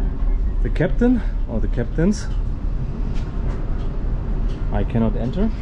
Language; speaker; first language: English; non-native, fluent; German